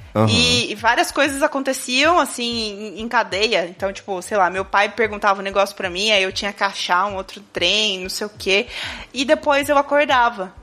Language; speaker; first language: Portuguese; native; Portuguese